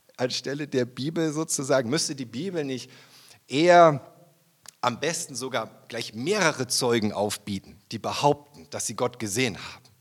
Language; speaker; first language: German; native; German